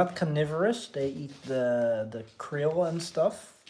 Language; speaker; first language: English; non-native, fluent; Dutch